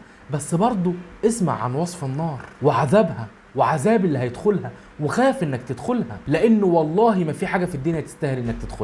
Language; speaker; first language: Arabic; native; Arabic